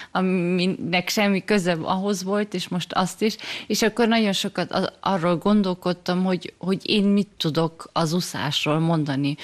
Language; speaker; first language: Hungarian; early bilingual, heritage; German